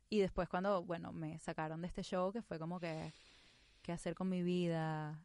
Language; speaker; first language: Spanish; native; Spanish